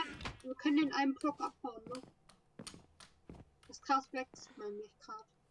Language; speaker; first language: German; native; German